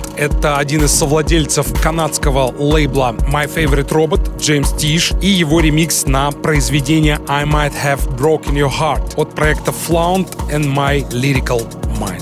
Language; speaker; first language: Russian; native; Russian